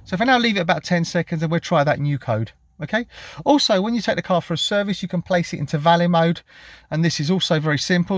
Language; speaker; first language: English; native; English